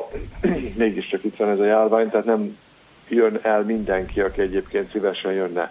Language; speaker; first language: Hungarian; native; Hungarian